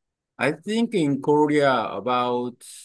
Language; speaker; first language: English; non-native, learner; Korean